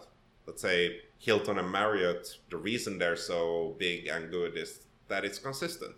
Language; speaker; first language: English; non-native, fluent; Swedish